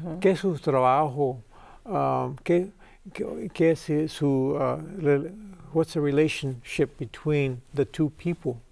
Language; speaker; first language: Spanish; early bilingual, heritage; English